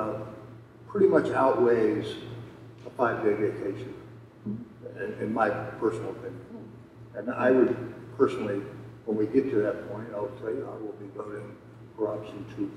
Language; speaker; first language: English; native; English